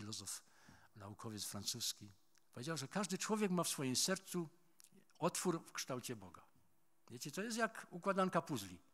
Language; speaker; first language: Polish; native; Polish